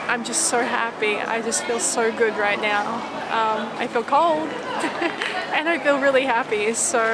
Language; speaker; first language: English; native; English